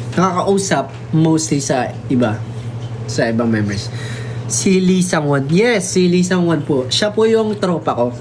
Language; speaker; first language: Filipino; non-native, local second language; Waray